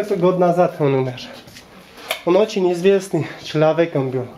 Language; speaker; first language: Russian; non-native, local second language; Armenian